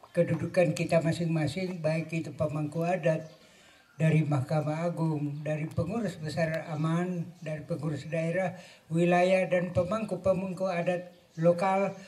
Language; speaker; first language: Indonesian; non-native, local second language; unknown